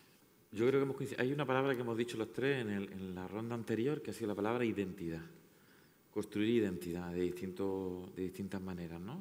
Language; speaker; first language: Spanish; native; Spanish